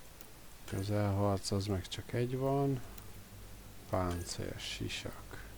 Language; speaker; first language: Hungarian; native; Hungarian